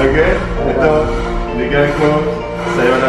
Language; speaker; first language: Filipino; non-native, learner; Arabic